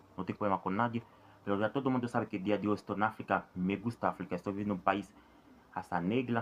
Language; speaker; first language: Spanish; non-native, learner; Haitian Creole